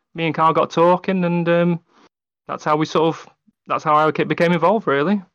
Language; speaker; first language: English; native; English